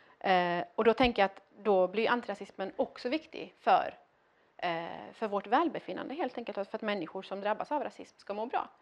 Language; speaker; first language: Swedish; early bilingual, other home language; Persian